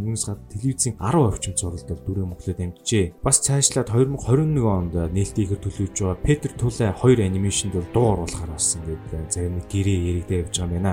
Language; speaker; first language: Mongolian; native; Mongolian